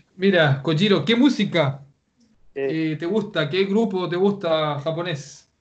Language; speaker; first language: Spanish; native; Spanish